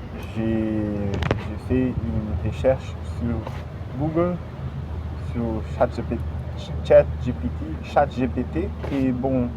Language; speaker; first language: French; non-native, fluent; Portuguese